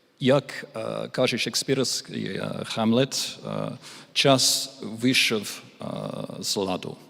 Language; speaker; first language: Ukrainian; non-native, learner; English